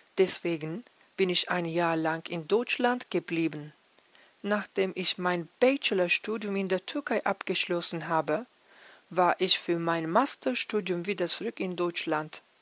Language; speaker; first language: German; non-native, fluent; Turkish